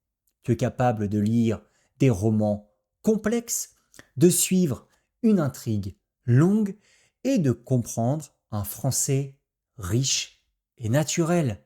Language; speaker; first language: French; native; French